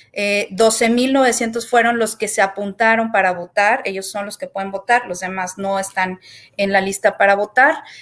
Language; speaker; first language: Spanish; native; Spanish